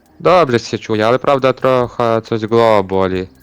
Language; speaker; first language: Polish; non-native, learner; Ukrainian